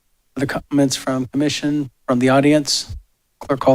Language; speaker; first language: English; native; English